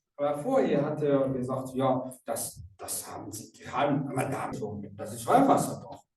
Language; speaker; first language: German; non-native, fluent; Rundi